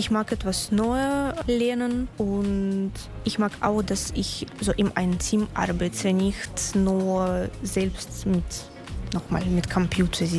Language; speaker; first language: German; non-native, learner; Russian